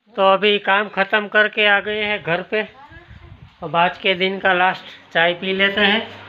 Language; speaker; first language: Hindi; non-native, local second language; Gujarati